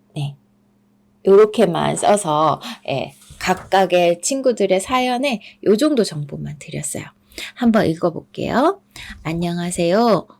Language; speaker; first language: Korean; native; Korean